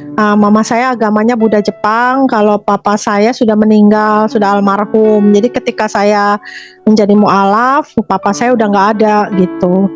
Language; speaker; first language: Indonesian; native; Indonesian